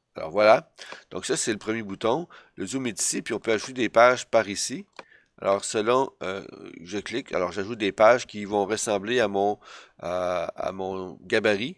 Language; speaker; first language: French; native; French